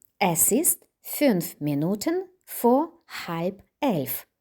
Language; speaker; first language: German; non-native, fluent; Ukrainian